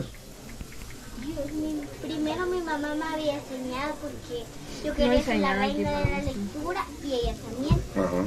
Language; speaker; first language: Spanish; native; Spanish